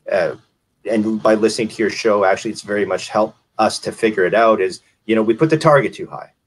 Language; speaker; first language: English; native; English